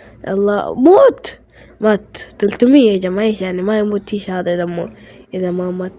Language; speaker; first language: Arabic; native; Arabic